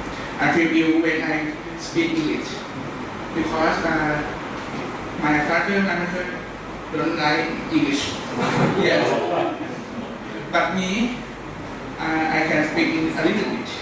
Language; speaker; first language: English; non-native, learner; Thai